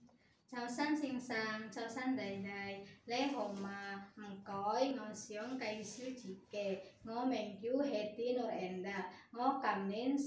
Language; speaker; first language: Cantonese; non-native, learner; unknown